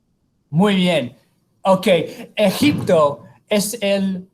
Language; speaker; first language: Spanish; non-native, fluent; English